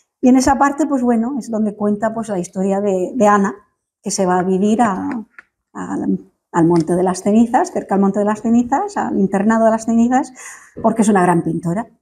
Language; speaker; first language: Spanish; non-native, fluent; English